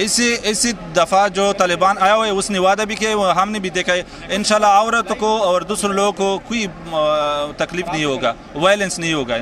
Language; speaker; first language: Hindi; non-native, fluent; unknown